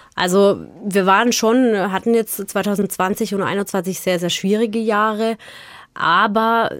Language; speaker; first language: German; native; German